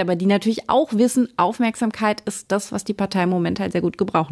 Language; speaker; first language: German; native; German